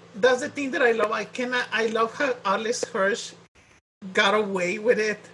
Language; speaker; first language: English; non-native, fluent; Spanish